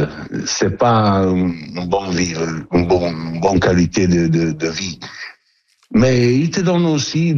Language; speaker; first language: French; non-native, learner; Italian